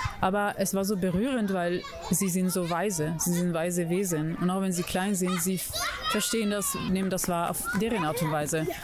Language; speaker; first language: German; non-native, fluent; Italian